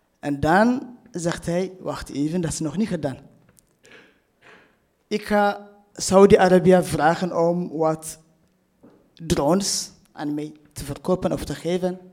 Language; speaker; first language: Dutch; non-native, fluent; Tigrinya